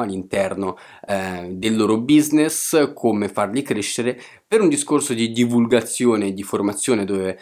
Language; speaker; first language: Italian; native; Italian